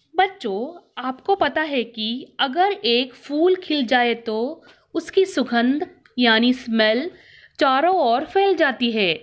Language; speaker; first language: Hindi; non-native, local second language; Kannada